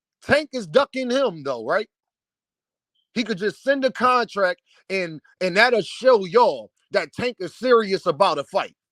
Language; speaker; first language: English; native; English